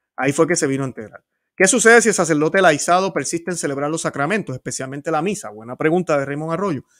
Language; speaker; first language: Spanish; native; Spanish